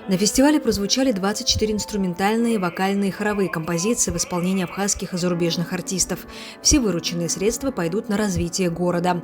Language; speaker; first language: Russian; native; Russian